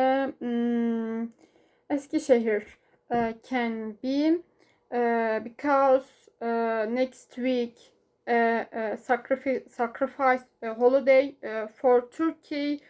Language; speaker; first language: English; non-native, learner; Turkish